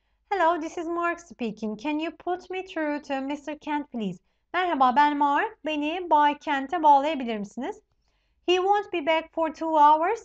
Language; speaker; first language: English; non-native, fluent; Turkish